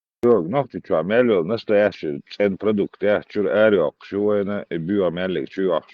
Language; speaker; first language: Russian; non-native, local second language; Chechen